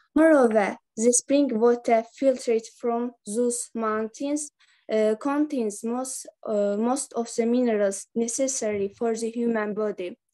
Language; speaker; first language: English; non-native, fluent; Georgian